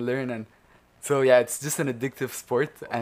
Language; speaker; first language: English; non-native, fluent; Arabic